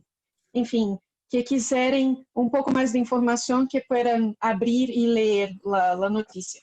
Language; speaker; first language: Spanish; non-native, learner; Portuguese